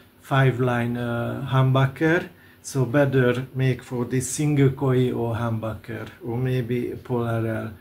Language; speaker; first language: English; non-native, learner; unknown